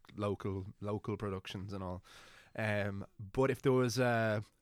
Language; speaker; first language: English; native; English